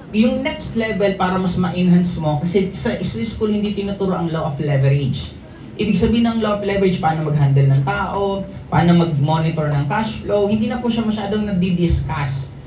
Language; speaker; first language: Filipino; non-native, local second language; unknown